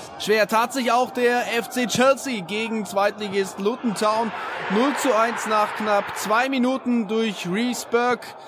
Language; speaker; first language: German; native; German